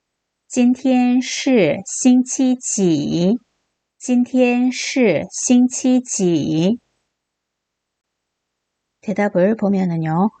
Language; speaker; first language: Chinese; non-native, fluent; Korean